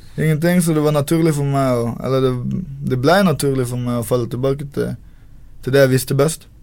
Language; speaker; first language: Norwegian; native; Norwegian